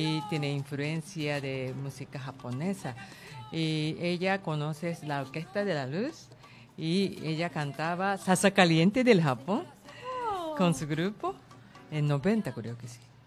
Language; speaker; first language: Spanish; non-native, learner; Japanese